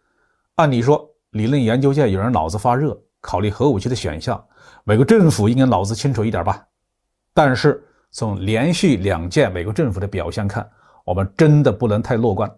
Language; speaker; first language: Chinese; native; Chinese